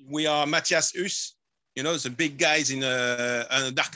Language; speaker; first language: English; non-native, learner; French